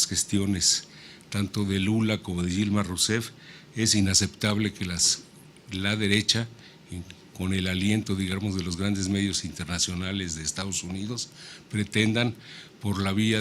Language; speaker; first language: Spanish; native; Spanish